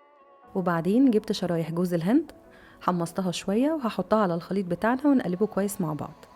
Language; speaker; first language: Arabic; native; Arabic